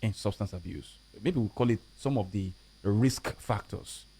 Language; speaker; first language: English; non-native, local second language; Yoruba